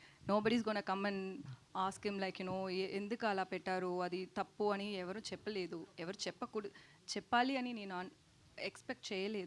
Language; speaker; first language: Telugu; non-native, learner; Tamil